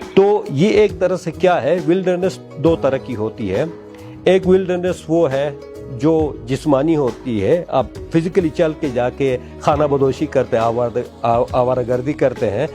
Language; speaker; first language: Urdu; non-native, local second language; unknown